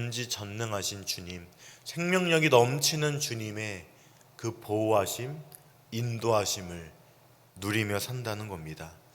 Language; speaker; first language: Korean; native; Korean